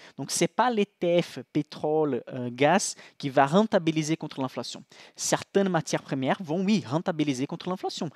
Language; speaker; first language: French; non-native, fluent; Portuguese